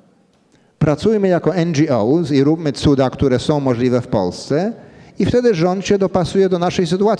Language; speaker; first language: Polish; early bilingual, heritage; Polish